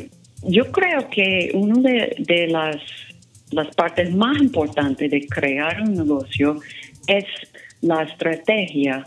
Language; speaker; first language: Spanish; non-native, fluent; English